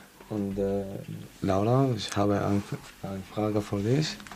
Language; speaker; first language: German; non-native, learner; Arabic